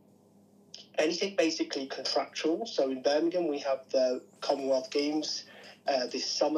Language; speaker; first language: English; native; English